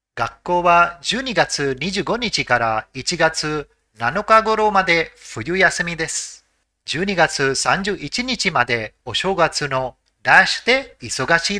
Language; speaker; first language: Japanese; non-native, fluent; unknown